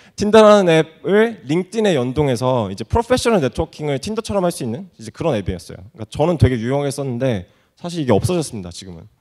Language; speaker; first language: Korean; native; Korean